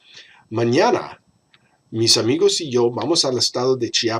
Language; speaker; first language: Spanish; non-native, fluent; English